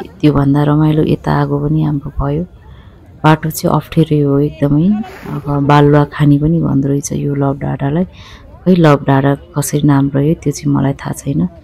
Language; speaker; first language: Nepali; non-native, local second language; Eastern Tamang